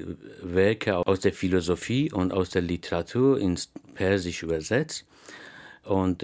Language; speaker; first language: German; non-native, fluent; Persian